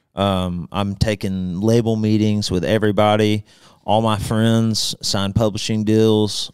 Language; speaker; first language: English; native; English